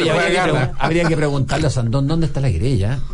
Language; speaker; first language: Spanish; native; Spanish